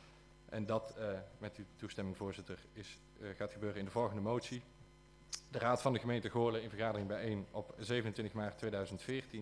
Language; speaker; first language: Dutch; native; Dutch